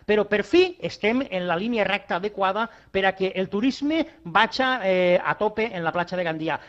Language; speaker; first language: Catalan; non-native, local second language; Spanish